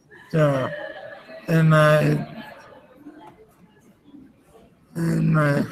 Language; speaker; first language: English; non-native, learner; Spanish